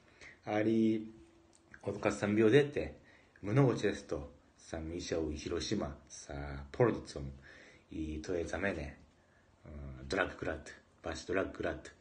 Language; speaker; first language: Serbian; non-native, learner; Japanese